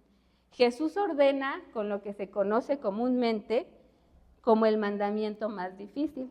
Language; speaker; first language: Spanish; native; Spanish